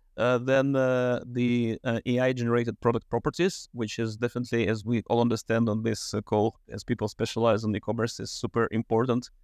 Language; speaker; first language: English; non-native, fluent; Russian